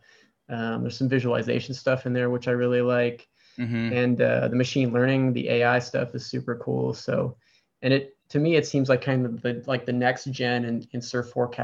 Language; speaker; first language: English; native; English